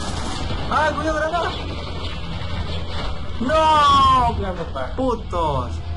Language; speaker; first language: Spanish; native; Spanish